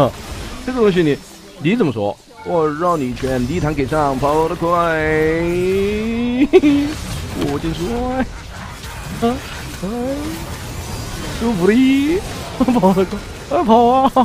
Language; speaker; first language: Chinese; native; Chinese